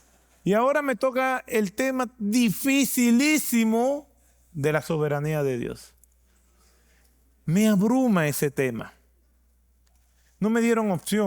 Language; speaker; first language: Spanish; native; Spanish